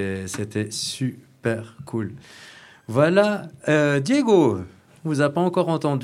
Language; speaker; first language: French; native; French